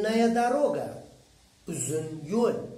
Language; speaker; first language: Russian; non-native, fluent; Uzbek